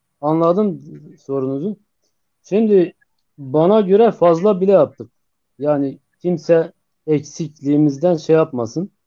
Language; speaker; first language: Turkish; non-native, local second language; Zaza